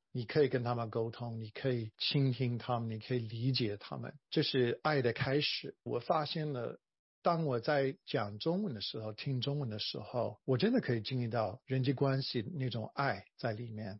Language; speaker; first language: Chinese; non-native, fluent; English